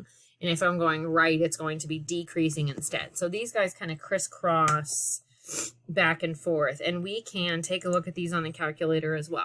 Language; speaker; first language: English; native; English